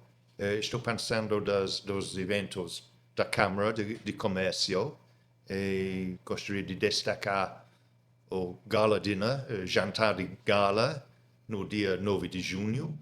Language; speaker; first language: Portuguese; non-native, fluent; English